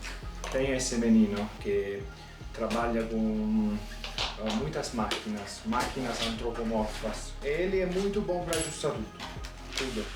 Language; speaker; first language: Portuguese; non-native, fluent; Italian